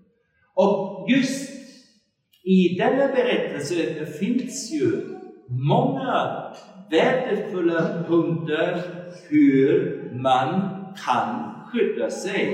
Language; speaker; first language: Swedish; non-native, fluent; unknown